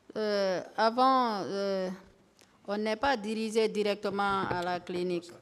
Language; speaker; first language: French; non-native, local second language; Fula